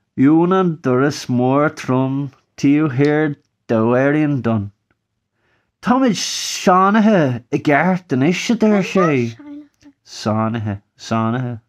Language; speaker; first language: Irish; non-native, local second language; English